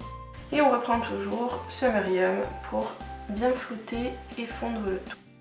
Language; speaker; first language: French; native; French